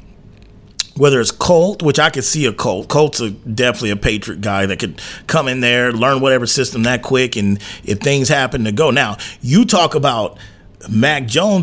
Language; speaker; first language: English; native; English